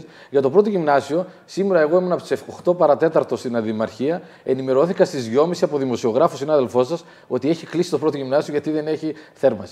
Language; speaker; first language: Greek; native; Greek